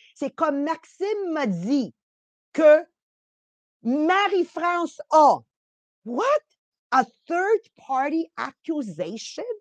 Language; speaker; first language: French; early bilingual, other home language; Italian